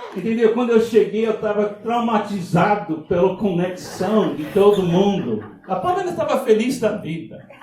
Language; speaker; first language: Portuguese; non-native, fluent; English